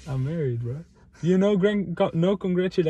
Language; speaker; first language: English; non-native, fluent; Dutch